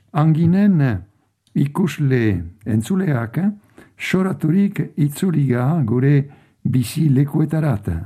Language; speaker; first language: Basque; native; Basque